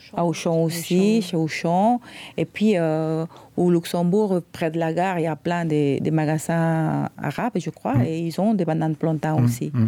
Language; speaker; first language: French; non-native, fluent; Spanish